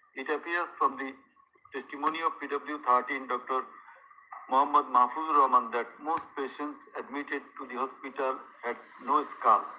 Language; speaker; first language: English; non-native, local second language; Bangla